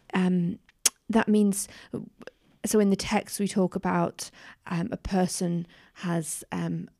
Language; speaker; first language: English; native; English